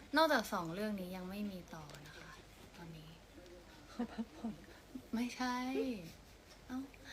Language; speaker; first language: Thai; native; Thai